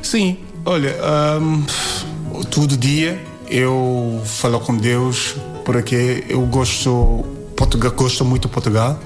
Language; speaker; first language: Portuguese; non-native, learner; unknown